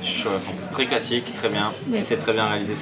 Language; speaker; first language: French; native; French